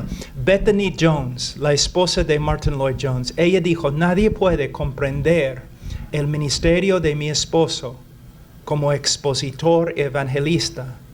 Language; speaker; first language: Spanish; non-native, fluent; English